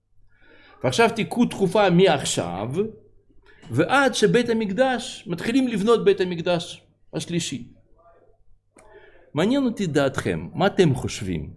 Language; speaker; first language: Hebrew; non-native, fluent; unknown